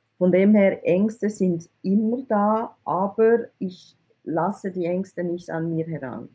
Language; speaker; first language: German; early bilingual, other home language; Persian